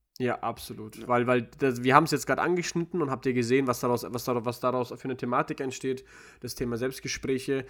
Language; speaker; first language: German; early bilingual, other home language; Russian